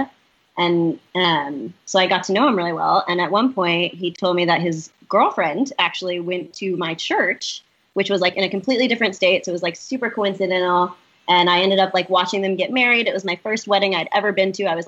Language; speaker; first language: English; native; English